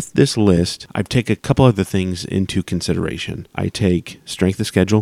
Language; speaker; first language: English; native; English